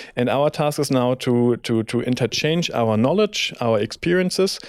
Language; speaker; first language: English; non-native, fluent; German